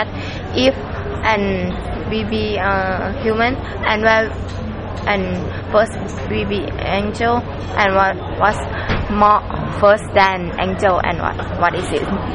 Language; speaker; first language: English; non-native, learner; Thai